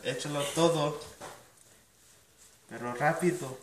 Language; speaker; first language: Spanish; non-native, learner; English